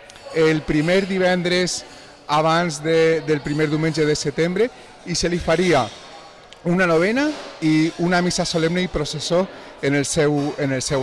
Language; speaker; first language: Catalan; native; Catalan